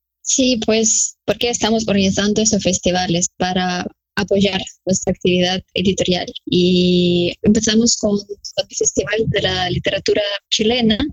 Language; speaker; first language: Spanish; non-native, fluent; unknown